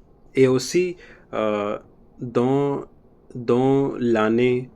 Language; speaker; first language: French; non-native, learner; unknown